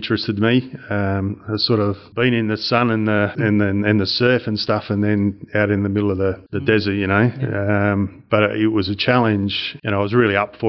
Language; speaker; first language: English; native; English